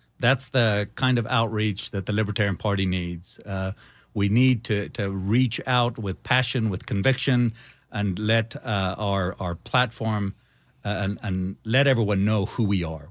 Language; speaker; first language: English; early bilingual, other home language; Spanish